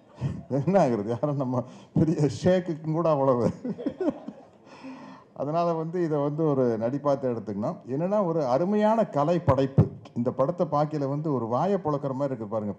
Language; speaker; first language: Tamil; native; Tamil